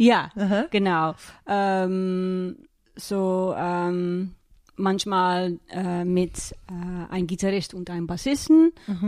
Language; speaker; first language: German; non-native, learner; Dutch